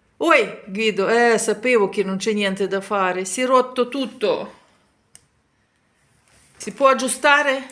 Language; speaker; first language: Italian; non-native, learner; Ukrainian